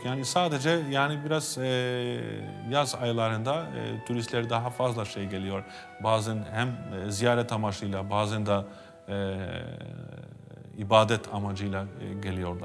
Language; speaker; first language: Turkish; non-native, fluent; Albanian